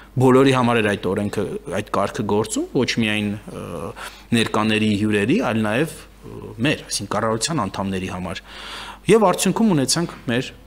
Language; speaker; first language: Armenian; early bilingual, heritage; Armenian